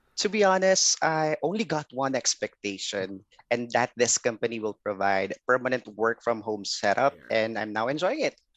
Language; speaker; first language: English; non-native, local second language; Filipino